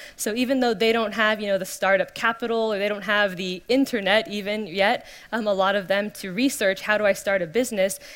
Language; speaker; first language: English; native; English